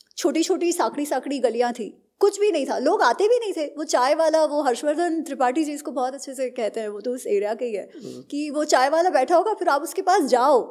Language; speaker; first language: Hindi; non-native, local second language; Gujarati